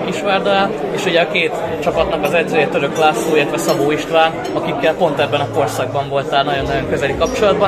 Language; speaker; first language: Hungarian; native; Hungarian